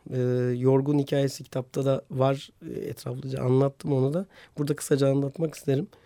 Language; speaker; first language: Turkish; non-native, local second language; Armenian